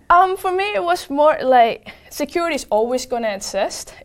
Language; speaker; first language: English; non-native, fluent; Spanish